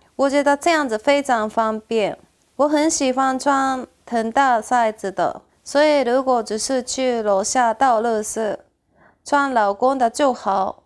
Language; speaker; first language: Chinese; non-native, fluent; Japanese